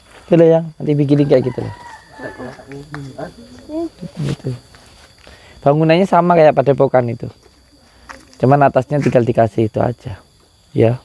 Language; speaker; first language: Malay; non-native, local second language; Javanese